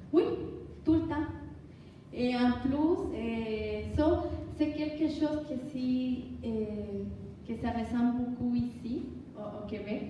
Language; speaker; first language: French; non-native, learner; Spanish